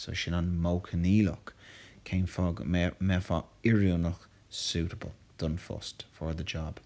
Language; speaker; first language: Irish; non-native, local second language; English